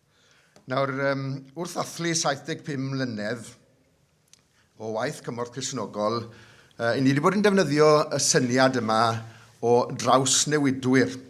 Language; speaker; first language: Welsh; native; Welsh